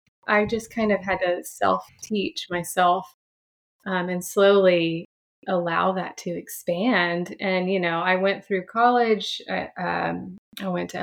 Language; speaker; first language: English; native; English